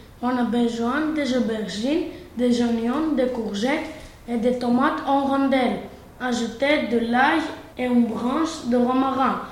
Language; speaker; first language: French; non-native, learner; Greek